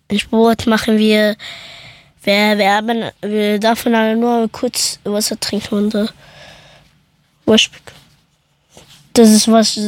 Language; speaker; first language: German; early bilingual, other home language; Persian